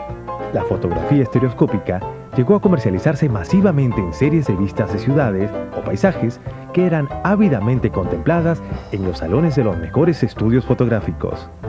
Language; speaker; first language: Spanish; native; Spanish